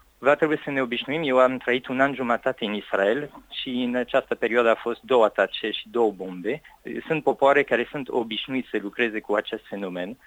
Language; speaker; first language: Romanian; non-native, fluent; French